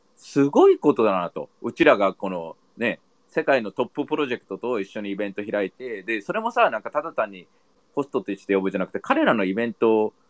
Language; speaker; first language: Japanese; non-native, fluent; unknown